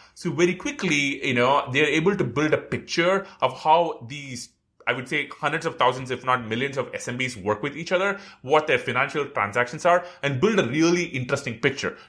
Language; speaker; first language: English; non-native, local second language; Tamil